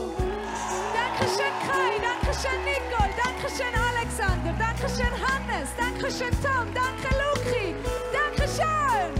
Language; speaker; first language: German; native; German